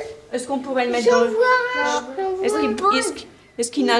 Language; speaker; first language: French; native; French